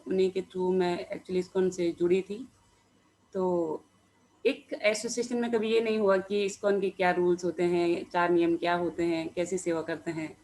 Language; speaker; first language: Hindi; native; Hindi